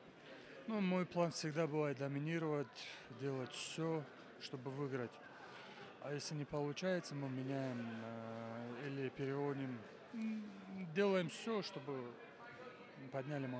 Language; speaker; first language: Russian; non-native, local second language; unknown